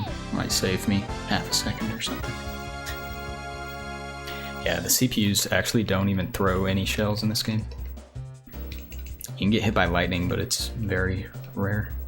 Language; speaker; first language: English; native; English